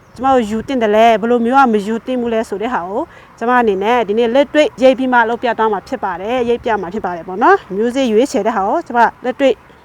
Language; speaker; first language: Burmese; non-native, local second language; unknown